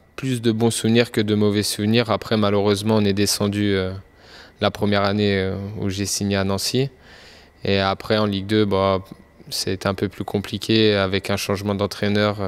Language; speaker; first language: French; native; French